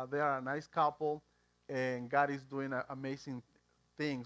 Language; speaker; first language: English; non-native, fluent; Spanish